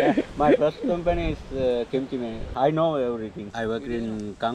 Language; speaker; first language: English; non-native, learner; Sinhala